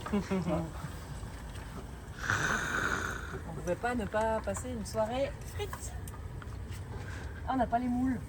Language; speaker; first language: French; native; French